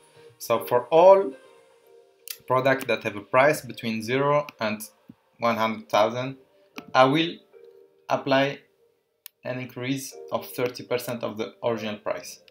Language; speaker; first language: English; non-native, fluent; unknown